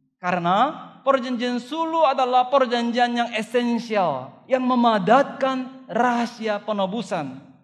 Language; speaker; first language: Indonesian; non-native, fluent; Korean